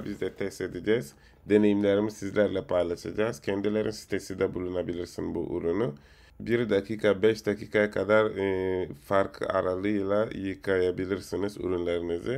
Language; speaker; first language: Turkish; native; Turkish